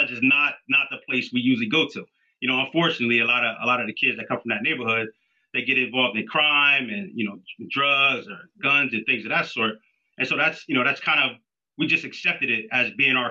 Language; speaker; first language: English; native; English